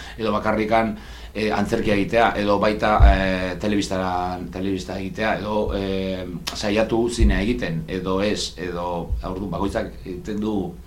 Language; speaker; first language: Basque; non-native, local second language; Spanish